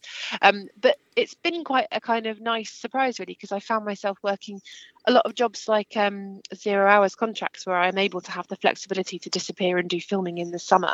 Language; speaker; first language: English; native; English